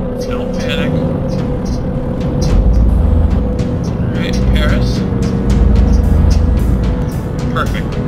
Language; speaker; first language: English; native; English